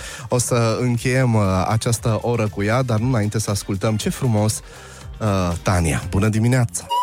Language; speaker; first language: Romanian; native; Romanian